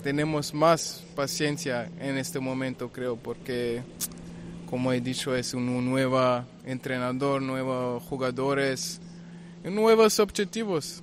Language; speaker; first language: Spanish; non-native, fluent; German